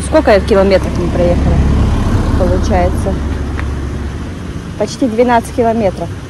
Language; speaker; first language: Russian; native; Russian